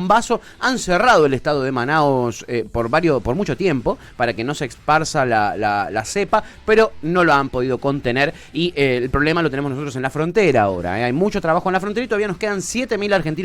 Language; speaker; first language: Spanish; native; Spanish